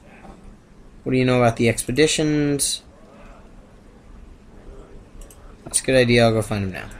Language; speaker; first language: English; native; English